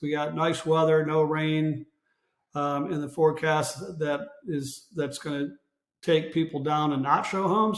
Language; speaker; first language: English; native; English